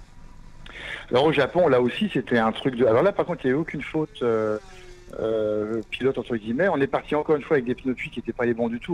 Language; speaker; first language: French; native; French